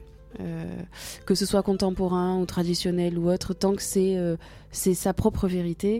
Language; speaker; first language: French; native; French